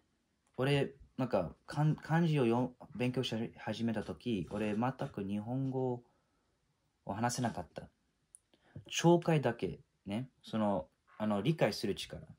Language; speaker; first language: Japanese; non-native, fluent; English